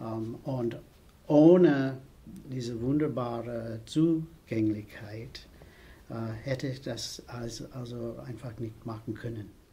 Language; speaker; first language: German; non-native, fluent; English